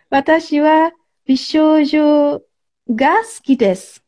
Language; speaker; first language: Japanese; non-native, learner; Turkish